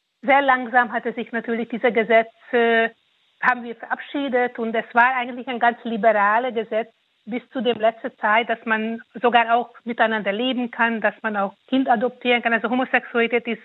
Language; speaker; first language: German; non-native, fluent; Hungarian